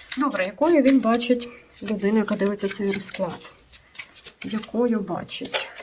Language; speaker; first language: Ukrainian; non-native, local second language; Russian